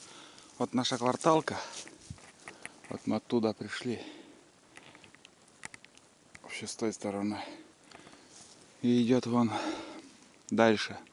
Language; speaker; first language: Russian; native; Russian